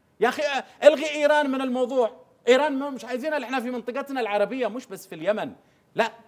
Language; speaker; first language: Arabic; native; Arabic